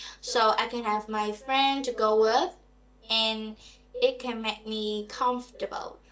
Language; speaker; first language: English; non-native, learner; Vietnamese